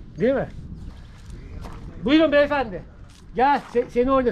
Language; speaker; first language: Turkish; native; Turkish